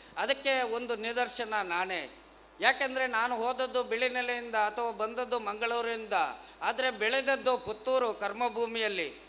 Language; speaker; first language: Kannada; native; Kannada